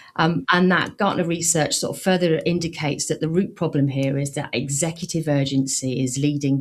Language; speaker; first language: English; native; English